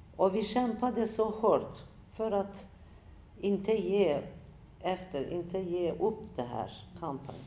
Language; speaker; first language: Swedish; non-native, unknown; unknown